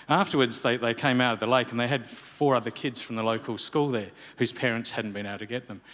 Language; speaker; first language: English; native; English